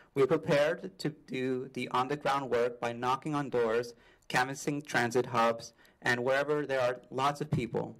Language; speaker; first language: English; native; English